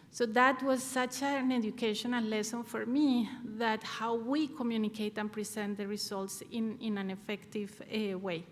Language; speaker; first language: English; non-native, fluent; Spanish